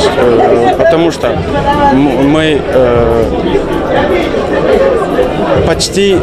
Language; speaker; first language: Russian; non-native, local second language; Tajik